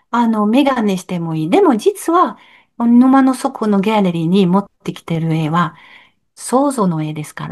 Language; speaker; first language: Japanese; non-native, learner; French